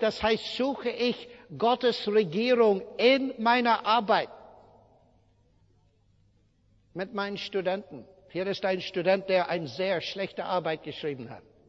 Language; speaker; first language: German; non-native, fluent; English